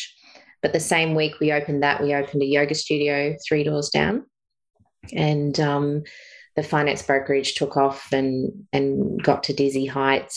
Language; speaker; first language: English; native; English